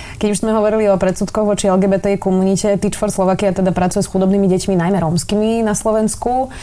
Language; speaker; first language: Slovak; native; Slovak